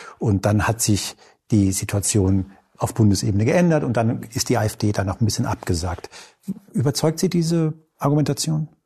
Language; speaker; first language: German; early bilingual, other home language; Spanish